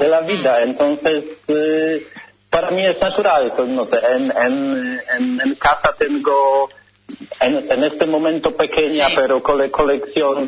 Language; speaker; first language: Spanish; non-native, learner; Polish